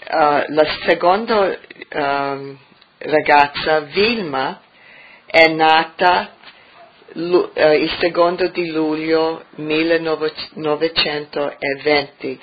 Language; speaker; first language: Italian; early bilingual, heritage; English